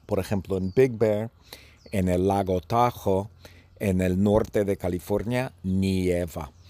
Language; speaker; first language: Spanish; early bilingual, heritage; Spanish